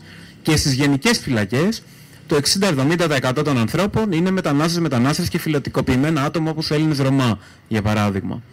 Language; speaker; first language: Greek; native; Greek